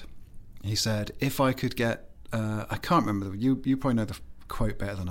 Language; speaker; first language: English; native; English